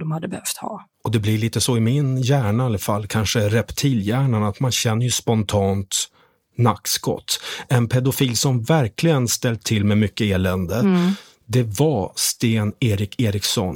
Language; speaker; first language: Swedish; native; Swedish